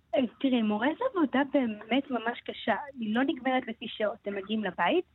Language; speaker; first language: Hebrew; native; Hebrew